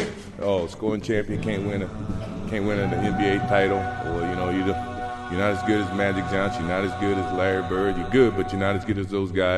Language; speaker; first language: English; native; English